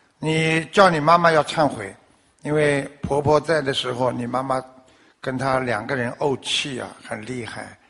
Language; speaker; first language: Chinese; native; Chinese